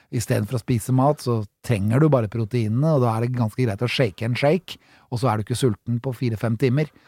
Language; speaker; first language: Norwegian; native; Norwegian